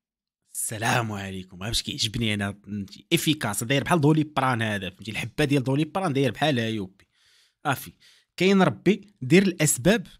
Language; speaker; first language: Arabic; native; Arabic